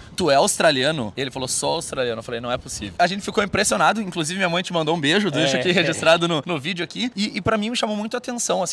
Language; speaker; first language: Portuguese; native; Portuguese